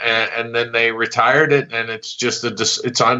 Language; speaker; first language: English; native; English